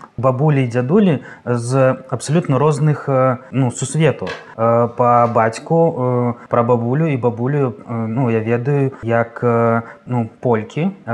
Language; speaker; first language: Belarusian; native; Belarusian